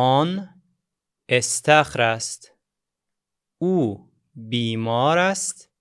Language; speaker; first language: Persian; non-native, fluent; Azerbaijani